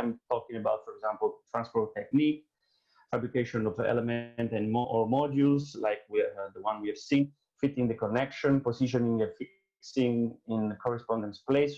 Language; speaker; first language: English; non-native, fluent; Italian